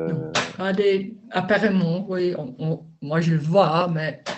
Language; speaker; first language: French; non-native, learner; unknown